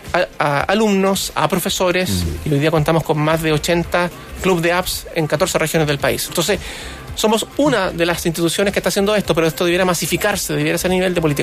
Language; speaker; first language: Spanish; native; Spanish